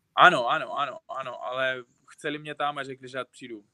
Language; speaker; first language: Czech; non-native, fluent; Uzbek